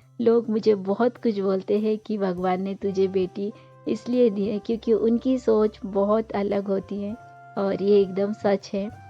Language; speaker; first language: Hindi; non-native, local second language; Bangla